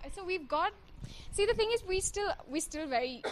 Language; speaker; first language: English; non-native, local second language; Hindi